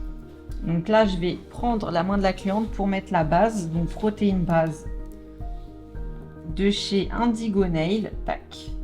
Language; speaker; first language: French; native; French